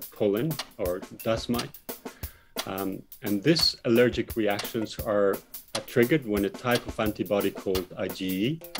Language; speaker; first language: English; non-native, fluent; Albanian